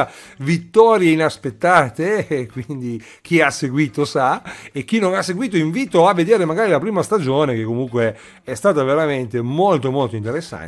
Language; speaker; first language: Italian; native; Italian